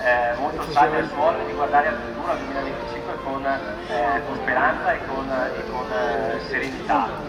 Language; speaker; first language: Italian; native; Italian